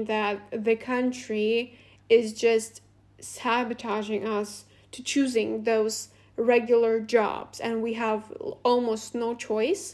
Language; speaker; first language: English; non-native, fluent; Russian